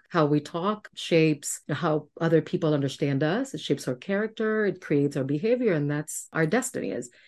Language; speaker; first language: English; non-native, fluent; Spanish